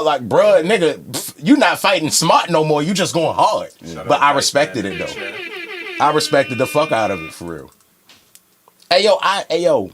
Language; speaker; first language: English; native; English